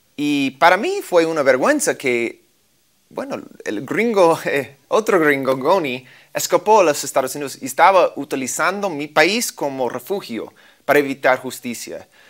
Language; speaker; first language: Spanish; non-native, fluent; English